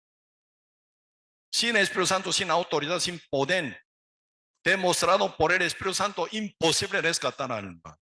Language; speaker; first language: Spanish; non-native, learner; Korean